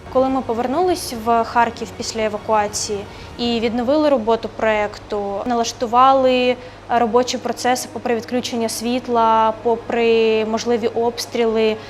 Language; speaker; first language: Ukrainian; native; Ukrainian